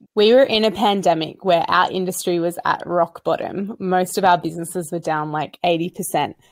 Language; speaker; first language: English; native; English